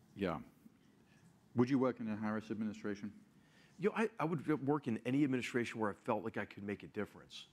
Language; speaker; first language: English; native; English